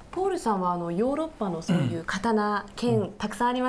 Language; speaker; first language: Japanese; native; Japanese